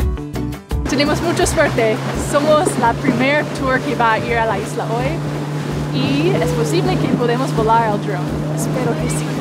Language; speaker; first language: Spanish; non-native, fluent; English